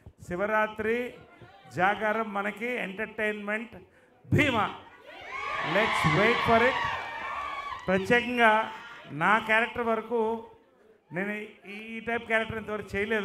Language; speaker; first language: Telugu; native; Telugu